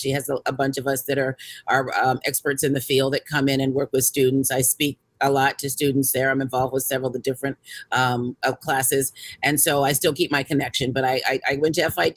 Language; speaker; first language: English; native; English